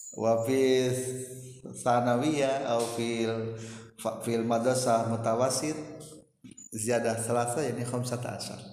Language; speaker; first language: Arabic; non-native, fluent; Indonesian